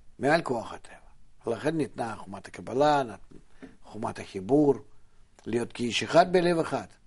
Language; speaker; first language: Hebrew; non-native, fluent; Russian